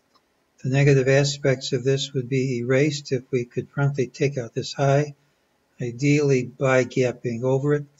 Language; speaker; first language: English; native; English